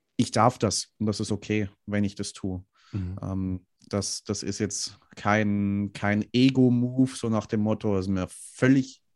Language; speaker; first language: German; native; German